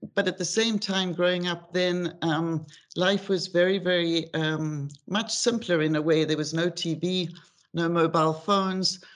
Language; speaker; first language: English; native; English